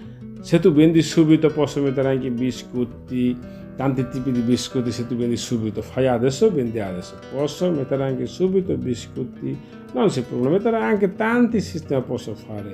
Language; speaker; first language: Italian; non-native, learner; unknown